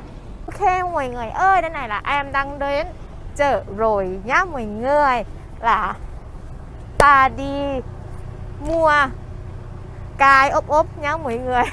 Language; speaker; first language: Vietnamese; non-native, learner; Thai